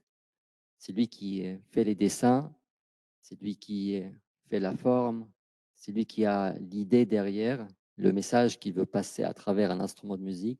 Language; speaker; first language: French; non-native, fluent; Arabic